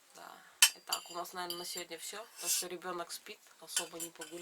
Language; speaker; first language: Russian; native; Russian